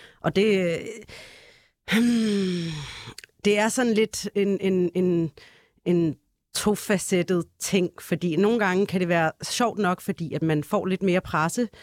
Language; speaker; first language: Danish; early bilingual, other home language; Arabic